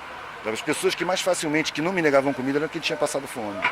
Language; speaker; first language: Portuguese; native; Portuguese